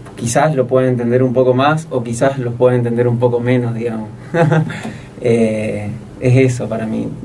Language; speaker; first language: Spanish; native; Spanish